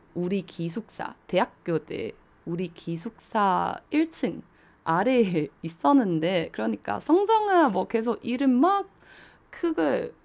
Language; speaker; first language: Korean; non-native, fluent; Chinese